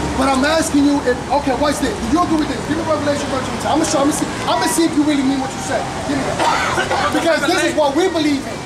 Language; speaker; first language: English; native; English